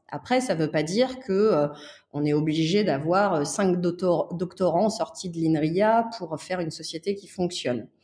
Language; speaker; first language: French; native; French